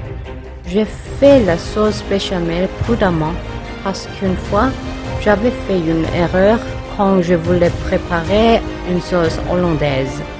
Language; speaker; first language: French; non-native, learner; Korean